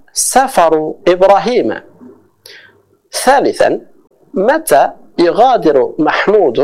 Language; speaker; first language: Arabic; non-native, fluent; Indonesian